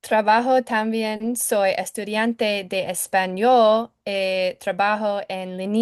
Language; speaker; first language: Spanish; non-native, learner; English